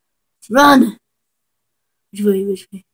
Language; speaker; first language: English; native; English